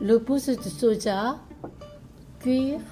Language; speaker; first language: French; non-native, learner; Korean